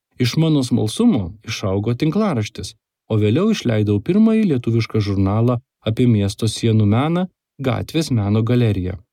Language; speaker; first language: Lithuanian; native; Lithuanian